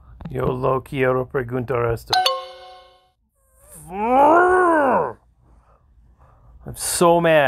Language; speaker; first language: Spanish; non-native, learner; English